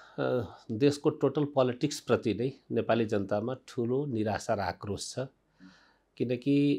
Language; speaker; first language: Nepali; non-native, local second language; Maithili